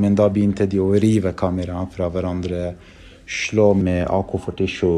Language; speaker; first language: Norwegian; non-native, fluent; Persian